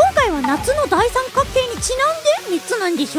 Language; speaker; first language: Japanese; native; Japanese